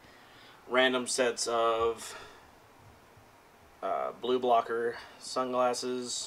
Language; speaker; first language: English; native; English